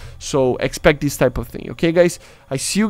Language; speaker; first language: English; non-native, fluent; Portuguese